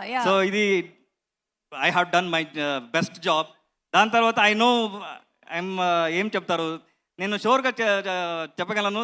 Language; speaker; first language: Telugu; non-native, learner; Kannada